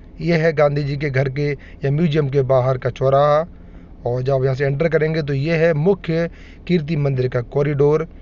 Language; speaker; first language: Hindi; native; Hindi